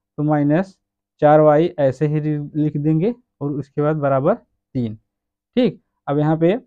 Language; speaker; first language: Hindi; native; Hindi